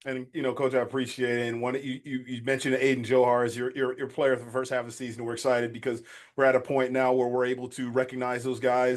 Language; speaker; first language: English; native; English